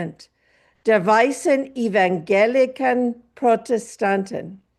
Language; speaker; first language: German; non-native, fluent; English